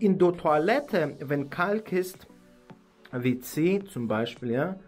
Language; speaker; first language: German; native; German